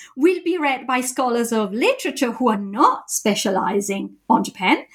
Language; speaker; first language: English; non-native, fluent; Italian